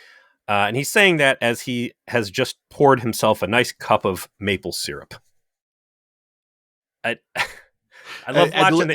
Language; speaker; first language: English; native; English